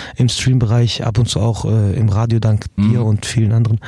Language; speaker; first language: German; early bilingual, other home language; Arabic